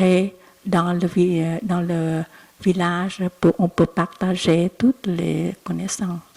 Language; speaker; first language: French; non-native, learner; Vietnamese